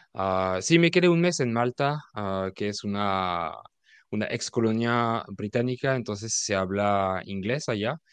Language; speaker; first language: Spanish; non-native, fluent; French